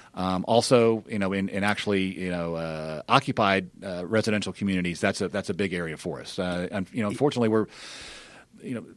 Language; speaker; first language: English; native; English